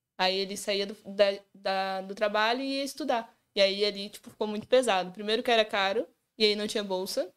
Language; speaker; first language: Portuguese; native; Portuguese